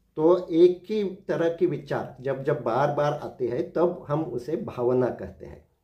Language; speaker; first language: Hindi; non-native, local second language; Marathi